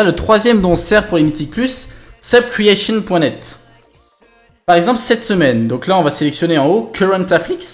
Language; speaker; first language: French; native; French